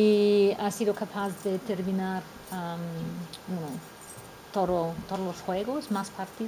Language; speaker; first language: Spanish; non-native, fluent; English